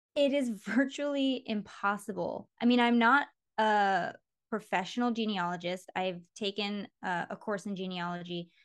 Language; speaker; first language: English; native; English